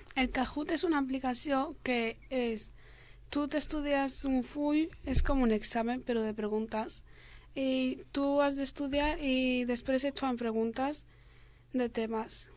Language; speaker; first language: Catalan; early bilingual, other home language; Arabic